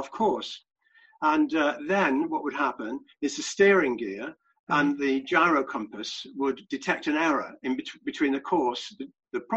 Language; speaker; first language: English; native; English